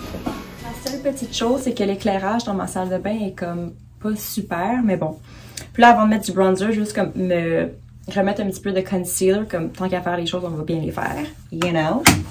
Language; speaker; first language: French; native; French